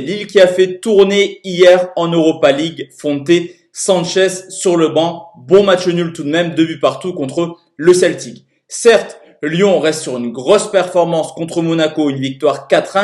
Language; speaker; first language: French; native; French